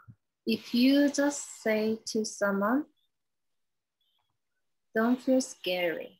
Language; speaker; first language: English; non-native, learner; Korean